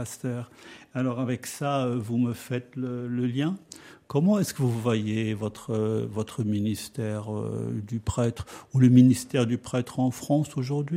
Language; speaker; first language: French; non-native, fluent; German